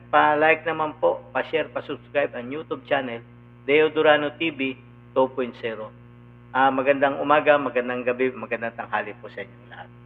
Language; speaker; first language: Filipino; non-native, local second language; Cebuano